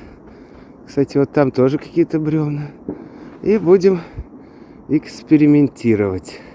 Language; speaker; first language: Russian; native; Russian